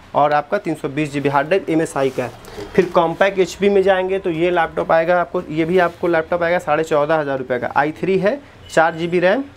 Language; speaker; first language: Hindi; native; Hindi